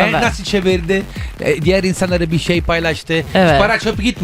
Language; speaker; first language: Turkish; non-native, learner; Italian